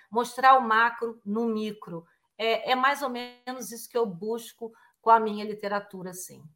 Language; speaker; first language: Portuguese; native; Portuguese